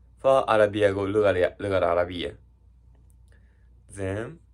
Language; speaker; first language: Arabic; non-native, learner; Japanese